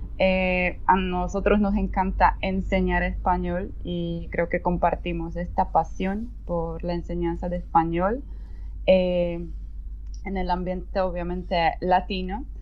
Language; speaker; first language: Spanish; non-native, fluent; Polish